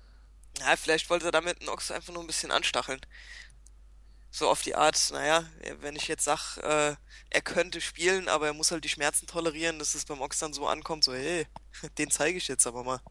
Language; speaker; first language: German; native; German